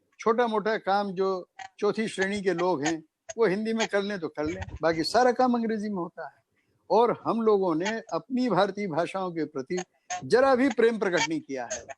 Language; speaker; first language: Hindi; native; Hindi